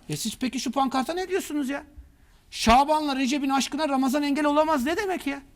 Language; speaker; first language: Turkish; native; Turkish